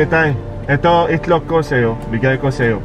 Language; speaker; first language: Filipino; non-native, learner; Arabic